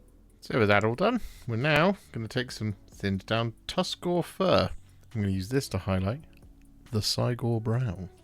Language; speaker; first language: English; native; English